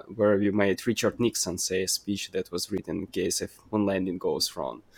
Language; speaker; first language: English; non-native, fluent; Ukrainian